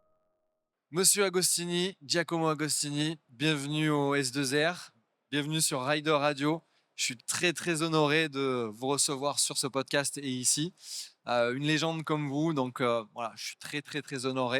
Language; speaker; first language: French; native; French